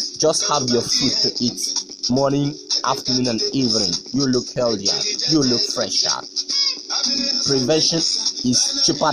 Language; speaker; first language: English; non-native, local second language; Ibibio